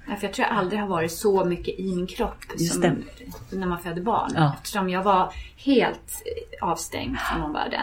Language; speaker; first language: Swedish; native; Swedish